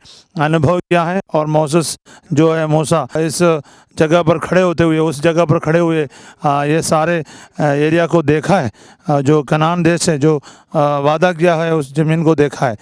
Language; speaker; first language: Hindi; native; Hindi